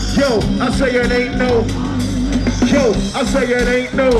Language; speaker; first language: English; native; English